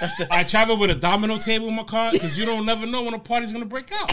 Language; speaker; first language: English; early bilingual, other home language; Spanish